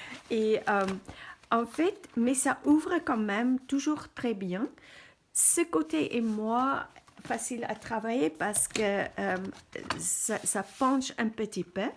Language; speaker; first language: French; non-native, fluent; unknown